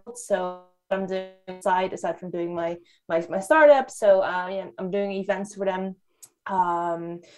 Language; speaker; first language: English; non-native, fluent; Dutch